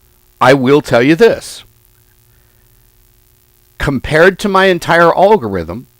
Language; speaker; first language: English; native; English